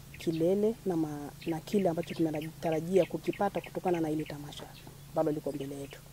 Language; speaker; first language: Swahili; non-native, local second language; Masai